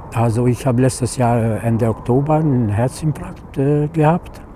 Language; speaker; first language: German; non-native, learner; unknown